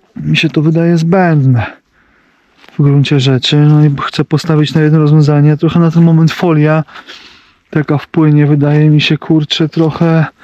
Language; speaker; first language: Polish; native; Polish